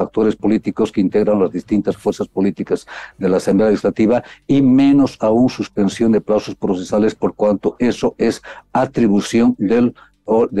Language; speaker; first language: Spanish; native; Spanish